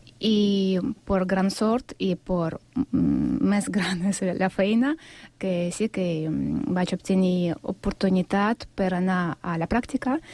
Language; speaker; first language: Catalan; non-native, fluent; Russian